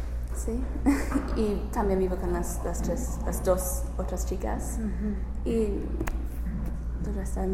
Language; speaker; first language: Spanish; non-native, learner; English